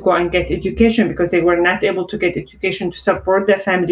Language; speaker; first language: English; non-native, fluent; Arabic